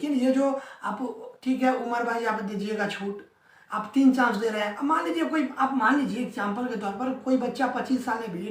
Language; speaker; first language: Hindi; native; Hindi